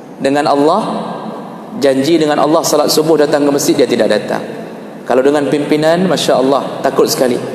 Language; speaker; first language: Malay; non-native, local second language; Achinese